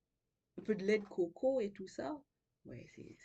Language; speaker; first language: French; non-native, local second language; Haitian Creole